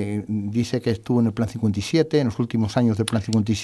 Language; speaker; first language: Spanish; native; Spanish